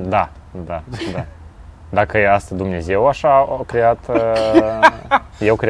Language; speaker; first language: Romanian; non-native, local second language; Russian